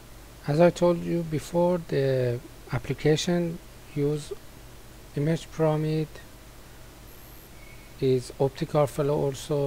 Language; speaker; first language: English; non-native, fluent; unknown